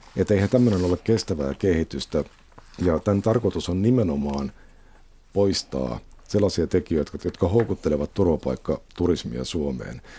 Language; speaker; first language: Finnish; native; Finnish